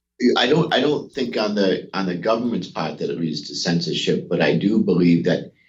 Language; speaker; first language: English; native; English